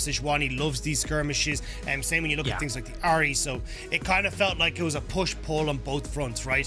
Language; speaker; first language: English; native; English